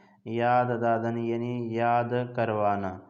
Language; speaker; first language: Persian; non-native, fluent; Urdu